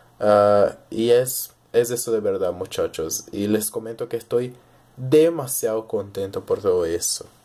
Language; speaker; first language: Spanish; early bilingual, heritage; Portuguese